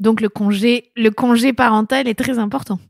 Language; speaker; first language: French; native; French